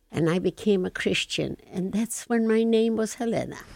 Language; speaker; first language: English; non-native, fluent; Polish